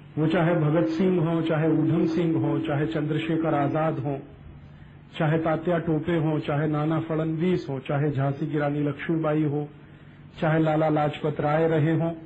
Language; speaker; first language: Hindi; native; Hindi